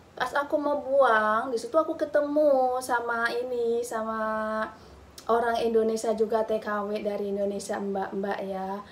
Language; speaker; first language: Indonesian; native; Indonesian